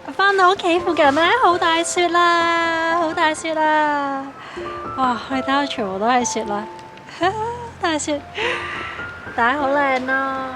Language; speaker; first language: Cantonese; early bilingual, heritage; Cantonese